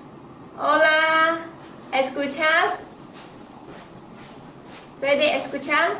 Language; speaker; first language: Spanish; non-native, learner; Chinese